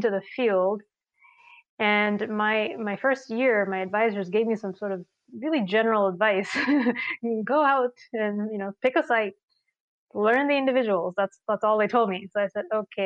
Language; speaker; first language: English; non-native, local second language; Sinhala